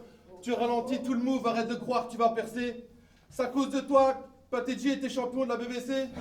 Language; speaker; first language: French; native; French